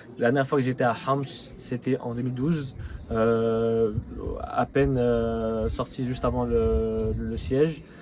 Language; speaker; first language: French; native; French